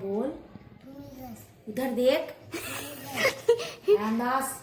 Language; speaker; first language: Hindi; non-native, local second language; Bangla